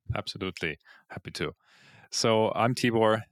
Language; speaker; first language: English; non-native, fluent; Swiss German